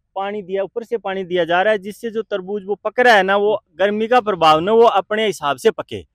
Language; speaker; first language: Hindi; native; Hindi